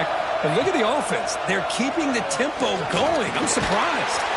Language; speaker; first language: English; native; English